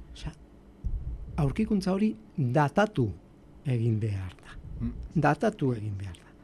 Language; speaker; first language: Basque; native; Basque